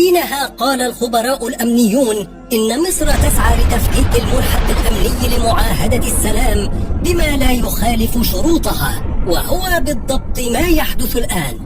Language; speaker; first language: Arabic; native; Arabic